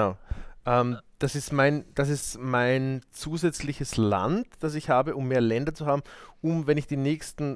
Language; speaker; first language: German; native; German